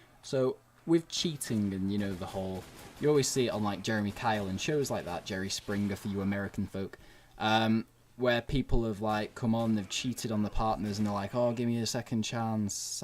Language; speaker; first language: English; native; English